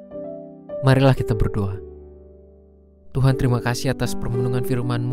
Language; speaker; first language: Indonesian; native; Indonesian